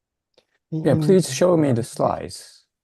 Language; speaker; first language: English; non-native, fluent; Japanese